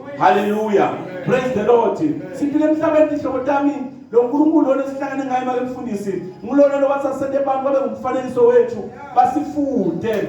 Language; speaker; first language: Zulu; non-native, local second language; Swati